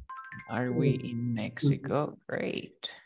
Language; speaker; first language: English; non-native, fluent; Spanish